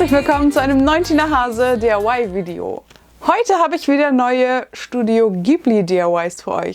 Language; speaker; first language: German; native; German